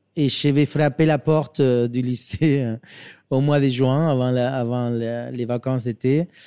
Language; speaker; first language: French; non-native, fluent; Spanish